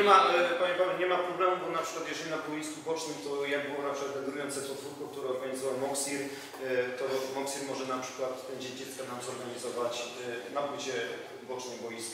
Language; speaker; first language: Polish; native; Polish